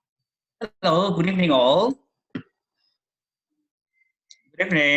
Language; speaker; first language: English; non-native, fluent; Indonesian